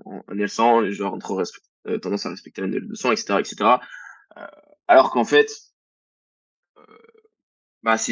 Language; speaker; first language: French; native; French